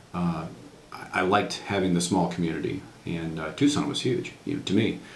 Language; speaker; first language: English; native; English